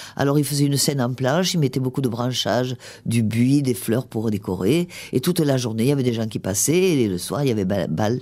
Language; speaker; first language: French; native; French